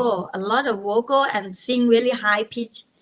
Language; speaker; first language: English; non-native, learner; Thai